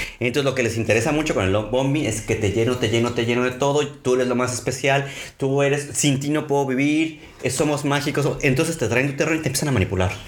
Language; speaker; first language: Spanish; native; Spanish